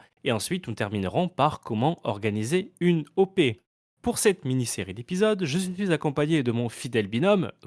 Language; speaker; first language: French; native; French